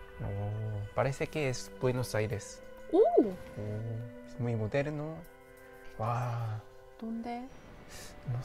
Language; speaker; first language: Spanish; non-native, learner; Korean